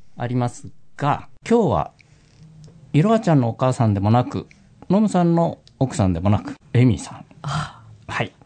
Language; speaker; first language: Japanese; native; Japanese